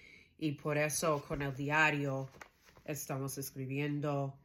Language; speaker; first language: Spanish; non-native, learner; English